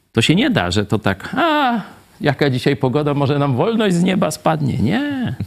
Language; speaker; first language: Polish; native; Polish